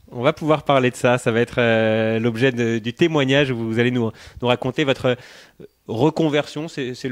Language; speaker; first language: French; native; French